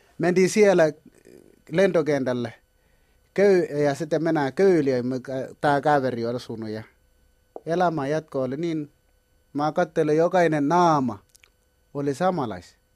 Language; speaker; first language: Finnish; non-native, learner; Kalenjin